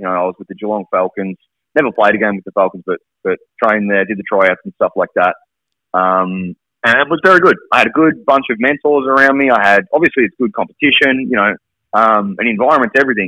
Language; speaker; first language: English; native; English